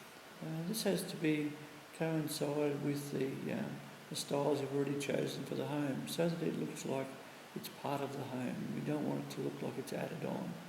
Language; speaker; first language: English; native; English